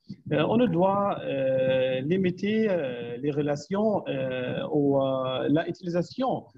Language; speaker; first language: French; non-native, fluent; Arabic